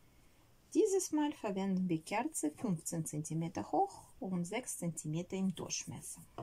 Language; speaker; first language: German; non-native, learner; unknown